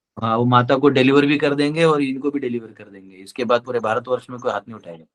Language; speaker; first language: Hindi; non-native, local second language; Marathi